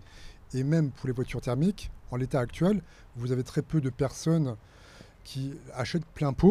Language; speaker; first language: French; native; French